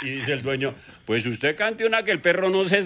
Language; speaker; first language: Spanish; native; Spanish